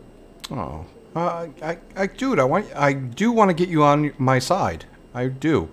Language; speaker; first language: English; native; English